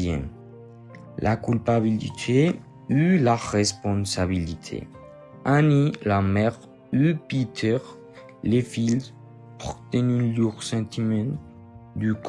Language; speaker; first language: French; non-native, learner; Spanish